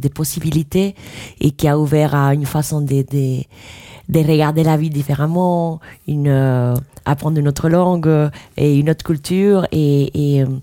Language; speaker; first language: French; non-native, fluent; Spanish